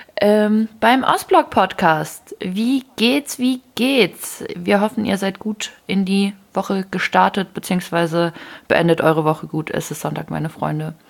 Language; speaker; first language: German; early bilingual, other home language; Ukrainian